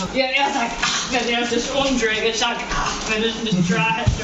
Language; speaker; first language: German; non-native, learner; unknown